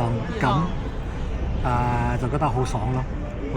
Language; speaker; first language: Cantonese; early bilingual, heritage; Cantonese